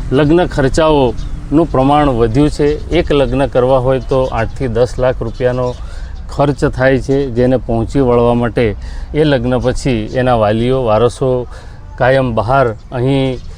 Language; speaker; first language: Gujarati; non-native, local second language; Bhili